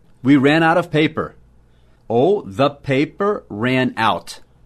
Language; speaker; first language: English; native; English